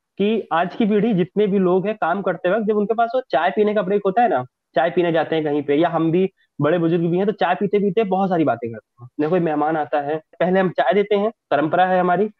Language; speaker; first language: Hindi; native; Hindi